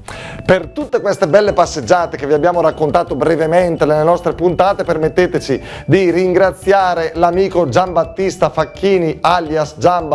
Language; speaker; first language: Italian; native; Italian